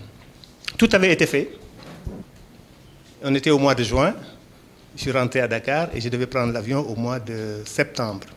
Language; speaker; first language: French; non-native, local second language; Wolof